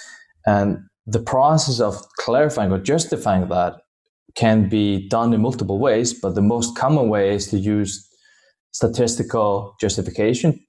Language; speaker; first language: English; non-native, fluent; Danish